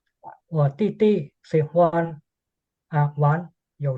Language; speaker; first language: Chinese; non-native, learner; English